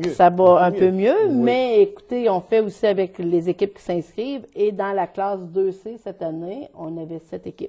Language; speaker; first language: French; native; French